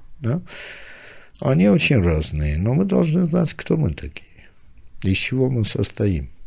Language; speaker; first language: Russian; non-native, local second language; Armenian